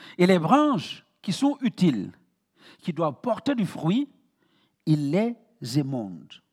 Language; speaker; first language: French; non-native, local second language; Mossi